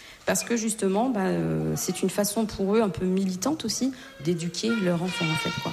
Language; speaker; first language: French; native; French